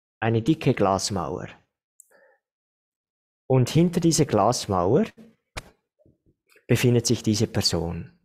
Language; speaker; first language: German; non-native, fluent; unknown